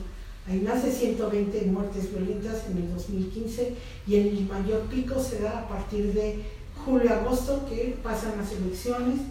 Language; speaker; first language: Spanish; native; Spanish